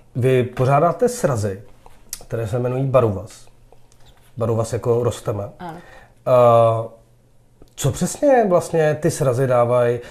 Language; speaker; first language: Czech; native; Czech